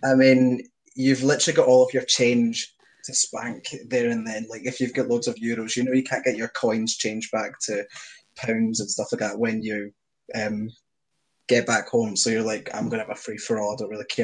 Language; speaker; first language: English; native; English